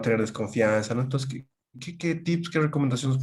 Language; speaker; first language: Spanish; native; Spanish